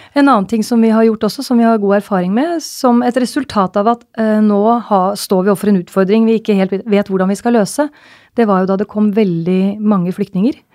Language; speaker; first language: Norwegian; native; Norwegian